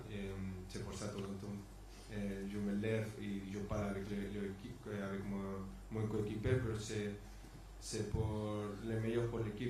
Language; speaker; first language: French; non-native, fluent; Spanish